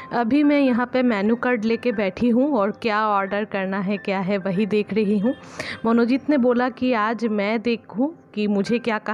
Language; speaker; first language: Hindi; non-native, local second language; Bangla